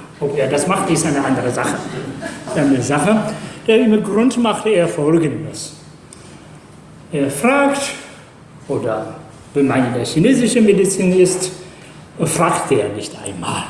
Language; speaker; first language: German; non-native, fluent; Chinese